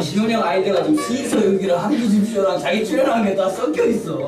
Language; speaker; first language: Korean; native; Korean